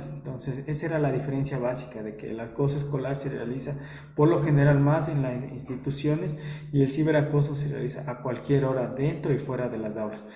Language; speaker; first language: Spanish; native; Spanish